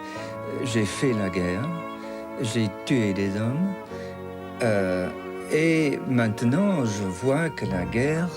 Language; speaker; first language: French; non-native, fluent; English